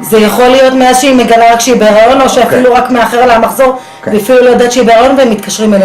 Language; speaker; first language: Hebrew; native; Hebrew